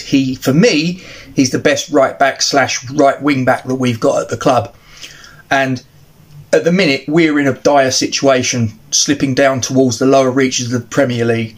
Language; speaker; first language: English; native; English